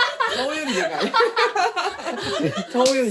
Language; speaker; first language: Japanese; native; Japanese